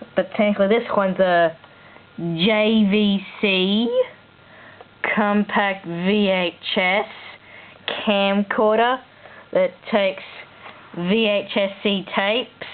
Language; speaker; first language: English; native; English